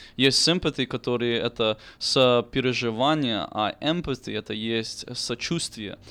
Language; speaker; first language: Russian; early bilingual, heritage; Russian